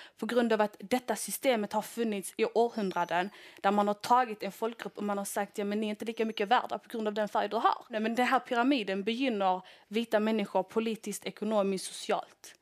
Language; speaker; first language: Swedish; early bilingual, other home language; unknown